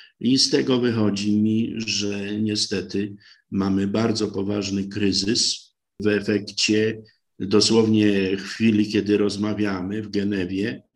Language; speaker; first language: Polish; native; Polish